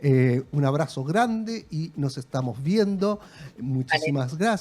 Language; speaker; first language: Spanish; native; Spanish